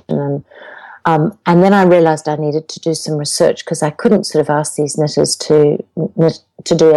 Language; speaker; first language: English; native; English